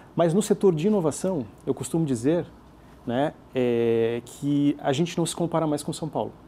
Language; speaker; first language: Portuguese; native; Portuguese